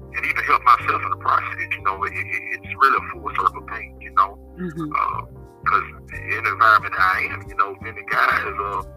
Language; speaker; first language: English; native; English